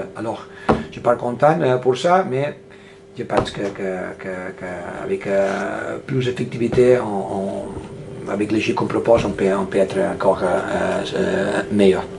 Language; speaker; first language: French; non-native, fluent; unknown